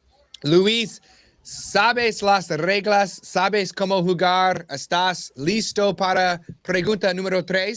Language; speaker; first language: Spanish; non-native, learner; English